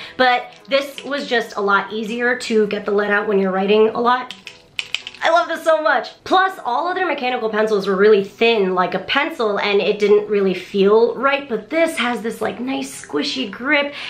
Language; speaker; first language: English; native; English